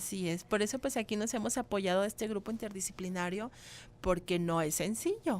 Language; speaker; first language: Spanish; native; Spanish